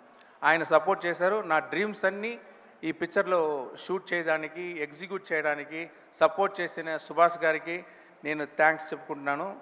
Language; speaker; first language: Telugu; non-native, local second language; Tamil